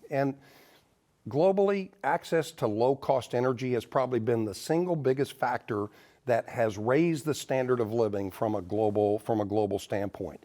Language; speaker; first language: English; native; English